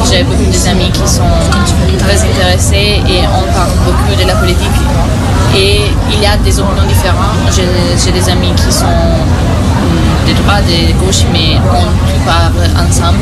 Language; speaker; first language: French; non-native, fluent; German